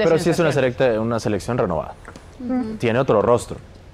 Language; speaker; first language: Spanish; native; Spanish